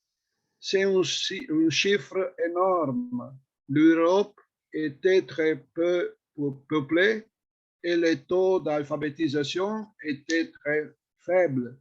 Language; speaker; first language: French; non-native, fluent; Italian